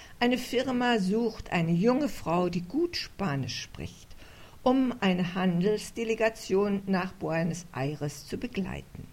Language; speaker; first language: German; native; German